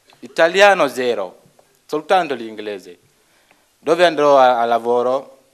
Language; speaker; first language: Italian; non-native, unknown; Luo (Kenya and Tanzania)